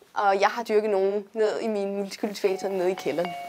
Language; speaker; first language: Danish; early bilingual, heritage; Danish